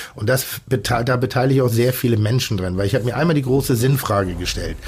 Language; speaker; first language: German; native; German